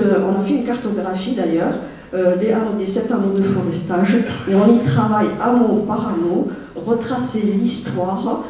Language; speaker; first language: French; native; French